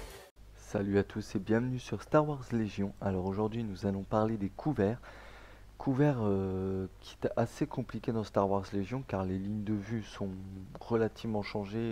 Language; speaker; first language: French; native; French